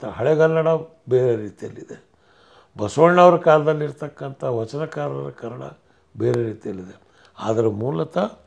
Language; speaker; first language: Kannada; non-native, local second language; Urdu